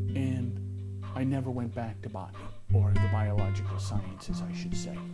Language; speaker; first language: English; native; English